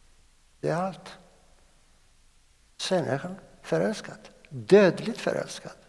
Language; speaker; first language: Swedish; non-native, fluent; Greek